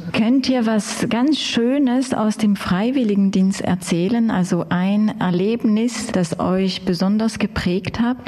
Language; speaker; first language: German; native; German